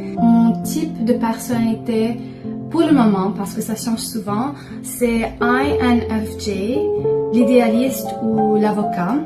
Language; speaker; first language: French; non-native, local second language; Arabic